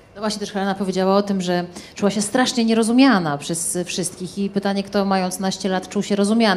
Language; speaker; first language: Polish; native; Polish